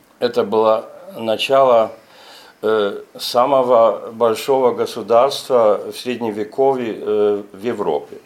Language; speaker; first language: Russian; non-native, fluent; German